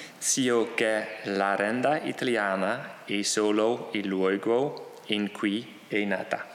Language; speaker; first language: Italian; non-native, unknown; Dutch